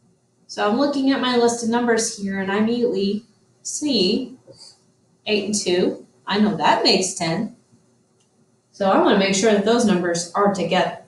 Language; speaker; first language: English; native; English